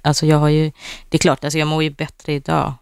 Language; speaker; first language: Swedish; native; Swedish